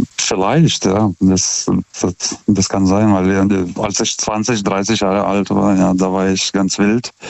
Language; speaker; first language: German; non-native, fluent; Russian